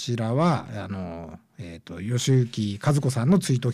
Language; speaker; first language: Japanese; native; Japanese